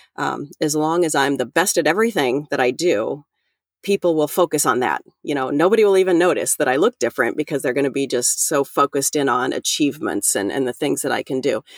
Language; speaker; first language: English; native; English